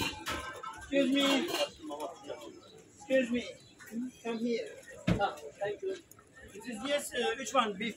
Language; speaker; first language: English; non-native, learner; Turkish